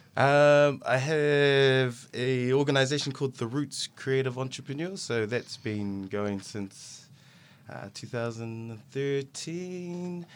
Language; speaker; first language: English; native; English